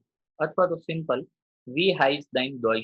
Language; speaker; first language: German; non-native, learner; Gujarati